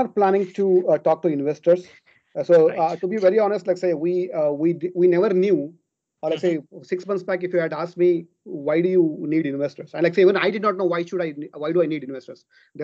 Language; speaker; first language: English; non-native, local second language; Kannada